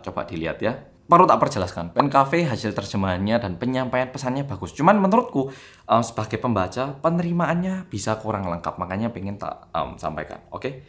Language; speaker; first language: Indonesian; non-native, fluent; Korean